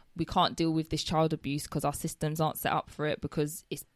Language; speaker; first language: English; native; English